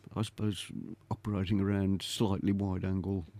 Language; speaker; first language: English; native; English